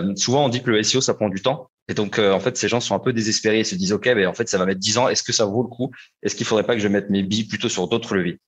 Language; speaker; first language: French; native; French